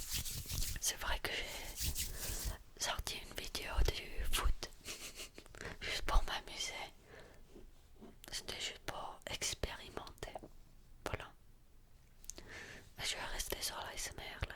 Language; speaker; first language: French; early bilingual, heritage; French